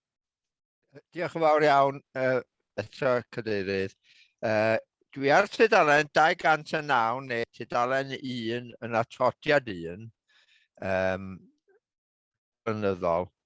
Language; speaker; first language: Welsh; native; Welsh